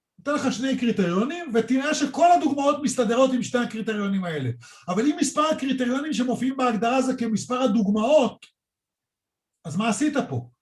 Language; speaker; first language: Hebrew; native; Hebrew